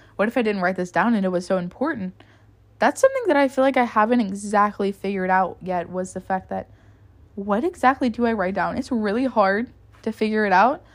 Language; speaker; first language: English; native; English